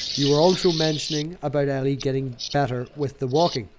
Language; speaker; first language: English; native; English